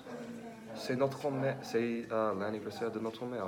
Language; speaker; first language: French; non-native, learner; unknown